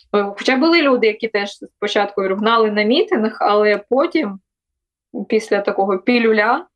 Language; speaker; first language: Ukrainian; non-native, local second language; Russian